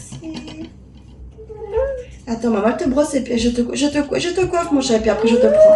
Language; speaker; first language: French; native; French